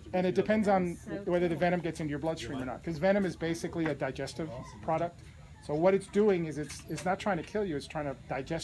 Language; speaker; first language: English; native; English